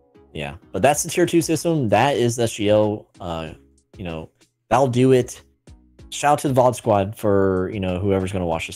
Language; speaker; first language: English; native; English